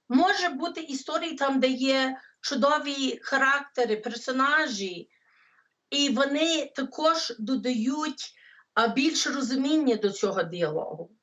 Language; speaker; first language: Ukrainian; early bilingual, heritage; English